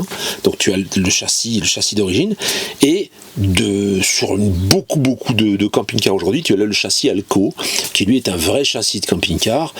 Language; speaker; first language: French; native; French